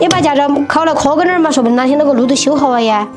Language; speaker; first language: Chinese; native; Chinese